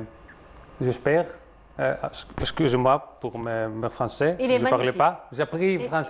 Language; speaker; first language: French; non-native, learner; Greek